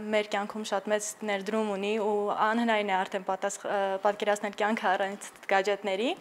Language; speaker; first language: Armenian; native; Armenian